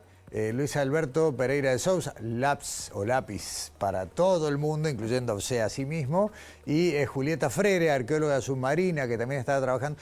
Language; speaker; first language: Spanish; native; Spanish